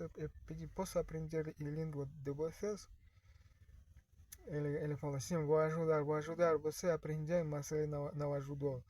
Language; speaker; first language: Portuguese; non-native, fluent; Russian